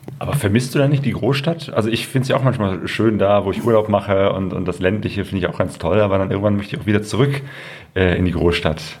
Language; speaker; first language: German; native; German